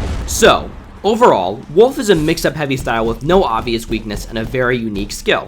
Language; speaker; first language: English; native; English